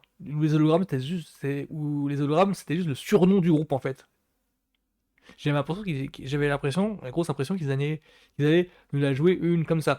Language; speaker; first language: French; native; French